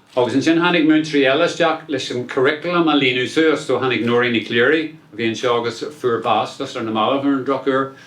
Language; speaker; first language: Irish; non-native, local second language; English